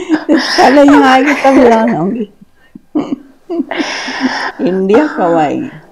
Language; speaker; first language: Hindi; native; Hindi